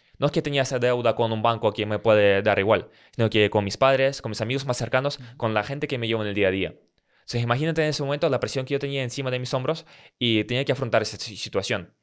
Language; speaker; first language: Spanish; early bilingual, other home language; Russian